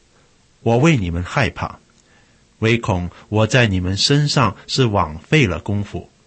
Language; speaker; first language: Chinese; native; Chinese